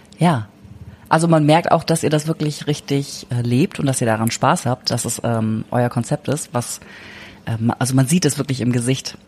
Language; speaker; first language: German; native; German